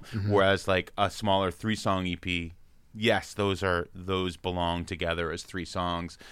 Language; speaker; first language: English; native; English